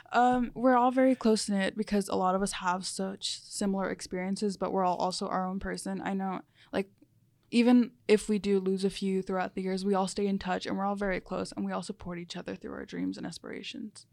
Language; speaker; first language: English; early bilingual, other home language; Spanish